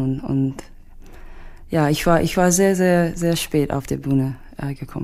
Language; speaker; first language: German; non-native, learner; English